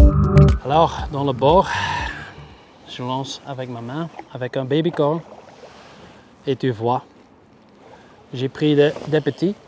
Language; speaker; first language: French; non-native, local second language; Dutch